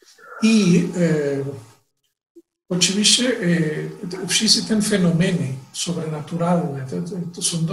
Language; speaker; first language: Polish; non-native, learner; Spanish